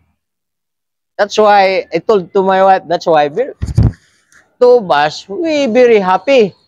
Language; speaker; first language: English; non-native, learner; Filipino